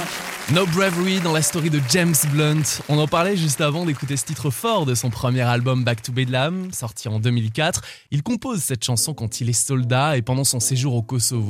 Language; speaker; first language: French; native; French